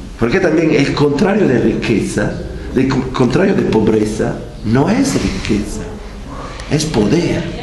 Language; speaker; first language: Spanish; non-native, fluent; Italian